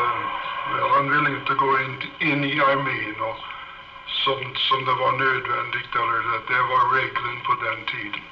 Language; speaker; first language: Swedish; early bilingual, heritage; Swedish